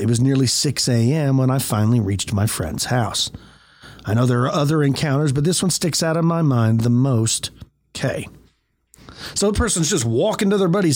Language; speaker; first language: English; native; English